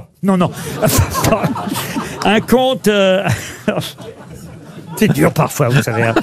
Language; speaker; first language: French; native; French